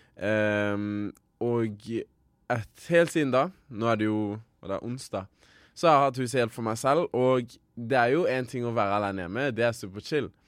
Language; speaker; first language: Norwegian; early bilingual, other home language; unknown